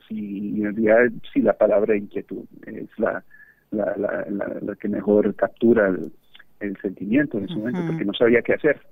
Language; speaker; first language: Spanish; early bilingual, heritage; Spanish